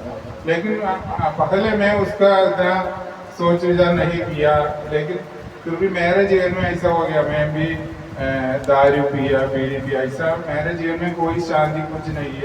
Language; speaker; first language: Hindi; non-native, local second language; Malayalam